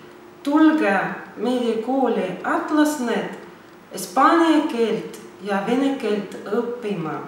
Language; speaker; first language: Estonian; non-native, local second language; Russian